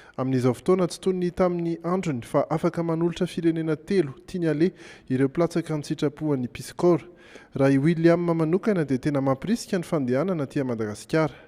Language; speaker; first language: Malagasy; native; Malagasy